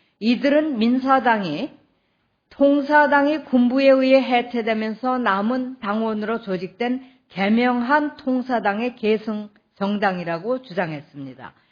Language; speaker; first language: Korean; native; Korean